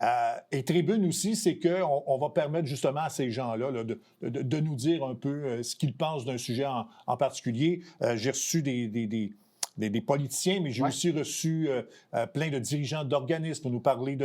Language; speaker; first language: French; native; French